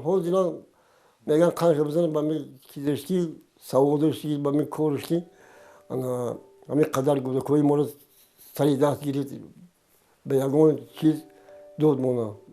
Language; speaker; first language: Tajik; native; Tajik